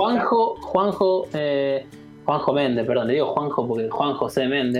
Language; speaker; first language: Spanish; native; Spanish